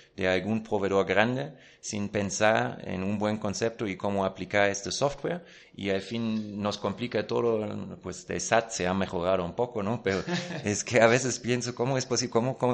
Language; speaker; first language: Spanish; non-native, fluent; German